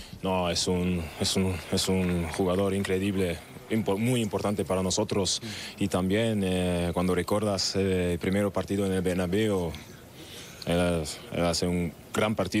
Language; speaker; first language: Spanish; non-native, learner; German